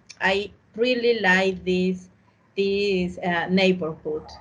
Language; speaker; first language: English; non-native, learner; Spanish